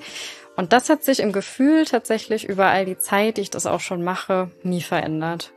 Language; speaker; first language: German; native; German